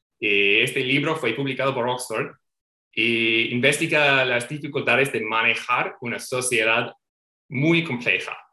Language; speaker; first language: Spanish; non-native, fluent; English